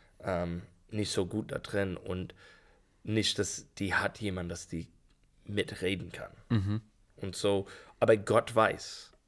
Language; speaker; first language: German; non-native, learner; English